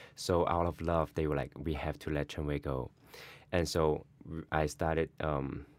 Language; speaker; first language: English; non-native, learner; Chinese